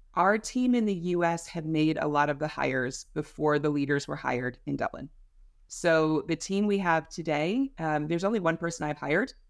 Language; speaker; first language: English; native; English